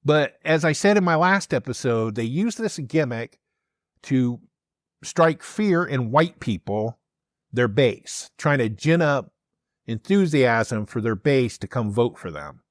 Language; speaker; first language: English; native; English